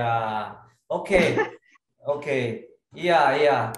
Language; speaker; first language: English; non-native, learner; Indonesian